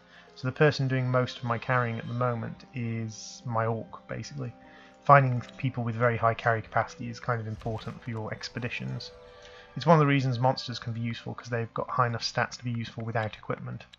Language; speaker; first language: English; native; English